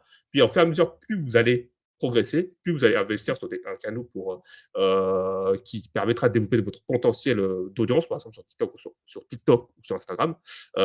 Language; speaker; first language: French; native; French